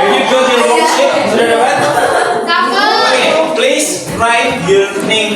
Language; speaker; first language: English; non-native, fluent; Indonesian